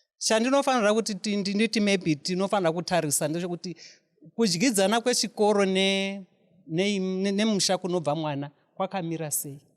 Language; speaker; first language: Shona; non-native, local second language; North Ndebele